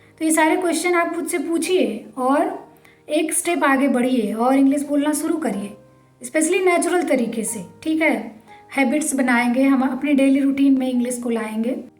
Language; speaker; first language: Hindi; native; Hindi